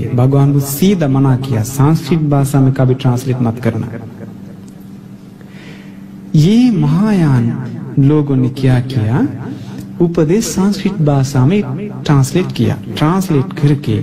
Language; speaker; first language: Hindi; non-native, fluent; Sinhala